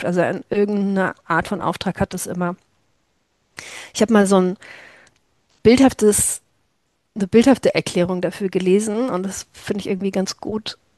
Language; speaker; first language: German; native; German